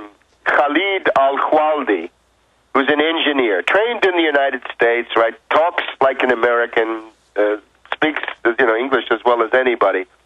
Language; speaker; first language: English; native; English